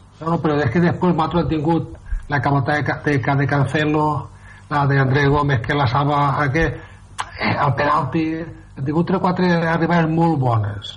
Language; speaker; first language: Catalan; native; Catalan